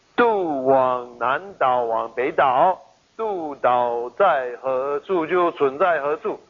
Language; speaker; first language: Chinese; non-native, fluent; English